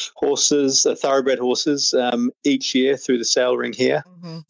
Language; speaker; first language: English; native; English